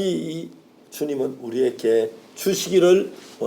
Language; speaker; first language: Korean; native; Korean